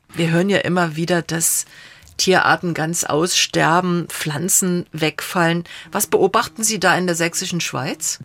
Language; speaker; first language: German; native; German